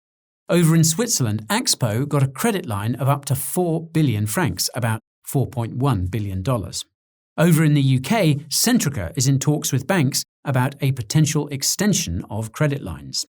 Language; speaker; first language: English; native; English